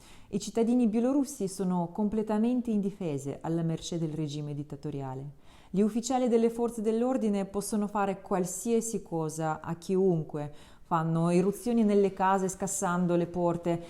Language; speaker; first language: Italian; non-native, fluent; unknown